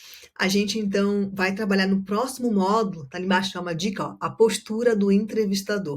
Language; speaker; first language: Portuguese; native; Portuguese